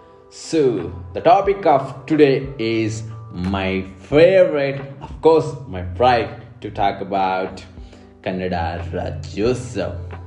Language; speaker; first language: English; non-native, local second language; Kannada